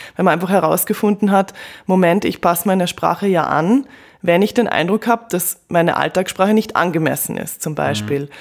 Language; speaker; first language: German; native; German